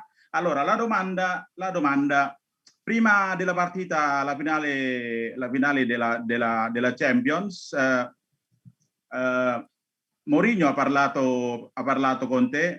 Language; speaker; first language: Italian; non-native, learner; Indonesian